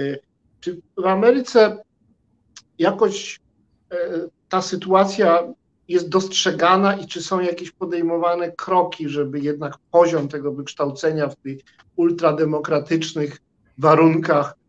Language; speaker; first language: Polish; native; Polish